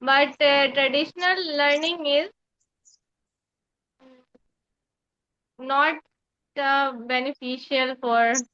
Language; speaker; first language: English; non-native, learner; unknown